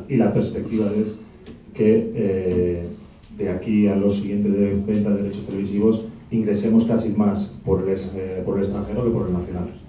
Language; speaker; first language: Spanish; native; Spanish